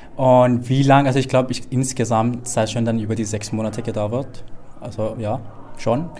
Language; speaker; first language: German; early bilingual, other home language; Persian